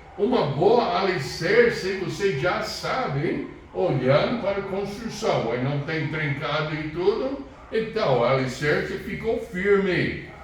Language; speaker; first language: Portuguese; non-native, fluent; English